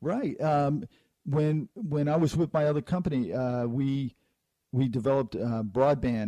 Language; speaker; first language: English; native; English